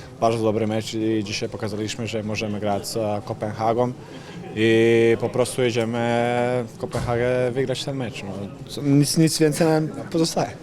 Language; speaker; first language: Polish; non-native, fluent; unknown